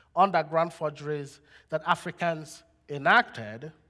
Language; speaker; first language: English; non-native, local second language; Igbo